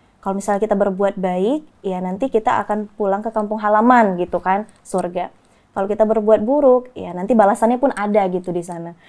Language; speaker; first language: Indonesian; native; Indonesian